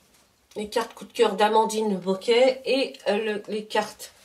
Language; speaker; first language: French; native; French